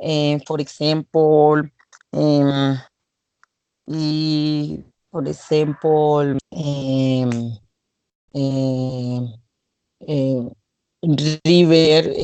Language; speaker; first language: English; non-native, learner; Spanish